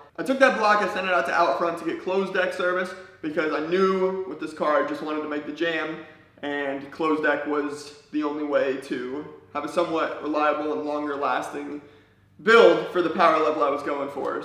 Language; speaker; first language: English; native; English